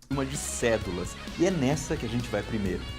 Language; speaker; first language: Portuguese; native; Portuguese